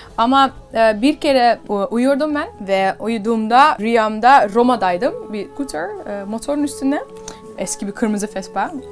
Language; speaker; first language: Turkish; early bilingual, heritage; Turkish